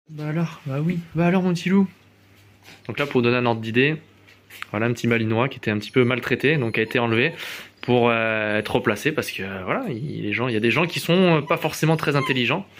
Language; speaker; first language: French; native; French